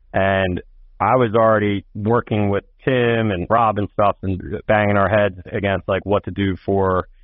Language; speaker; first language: English; native; English